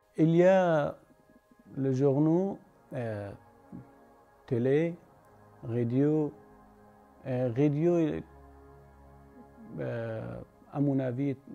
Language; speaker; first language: French; non-native, learner; Persian